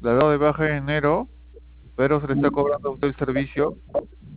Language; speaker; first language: Spanish; native; Spanish